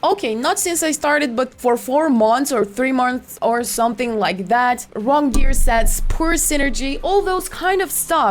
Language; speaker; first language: English; non-native, fluent; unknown